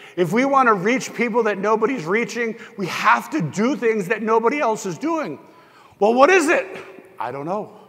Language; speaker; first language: English; native; English